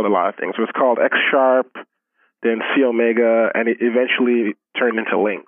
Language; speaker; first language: English; non-native, local second language; Yoruba